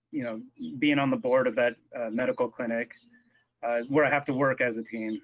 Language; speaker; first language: English; native; English